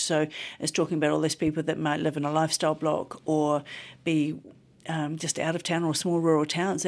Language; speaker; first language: English; native; English